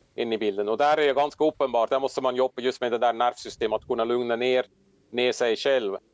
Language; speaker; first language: Swedish; non-native, fluent; Swiss German